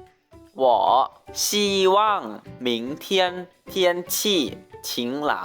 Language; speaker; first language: Chinese; non-native, learner; Lao